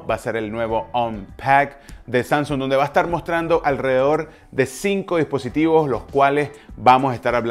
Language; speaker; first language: Spanish; native; Spanish